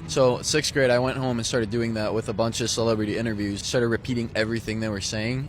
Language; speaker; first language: English; early bilingual, other home language; Spanish